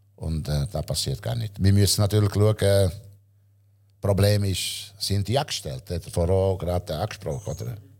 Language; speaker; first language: German; non-native, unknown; Italian